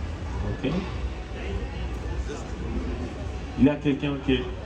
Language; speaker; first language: French; non-native, learner; Italian